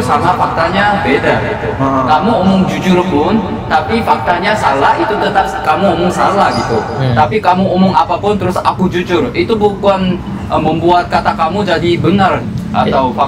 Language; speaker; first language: Indonesian; non-native, fluent; Korean